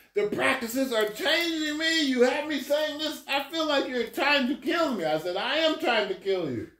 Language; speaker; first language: English; native; English